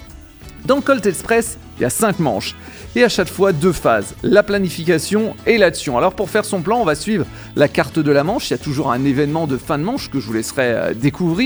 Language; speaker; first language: French; native; French